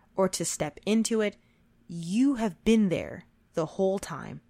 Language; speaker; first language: English; native; English